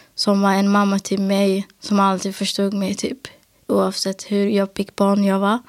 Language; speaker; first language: Swedish; early bilingual, other home language; Somali